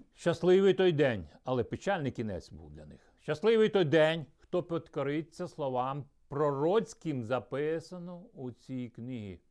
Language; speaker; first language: Ukrainian; early bilingual, other home language; Russian